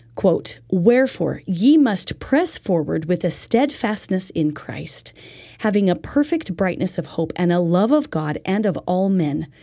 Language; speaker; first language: English; native; English